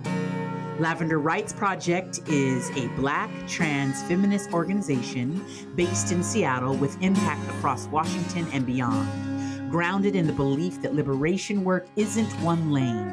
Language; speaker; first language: English; native; English